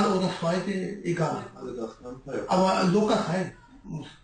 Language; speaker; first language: German; non-native, learner; Urdu